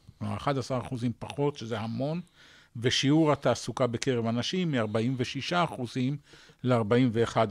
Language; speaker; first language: Hebrew; native; Hebrew